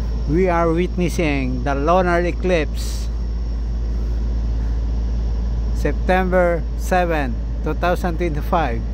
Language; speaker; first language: English; non-native, local second language; Filipino